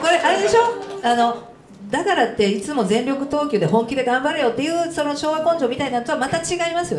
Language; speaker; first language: Japanese; native; Japanese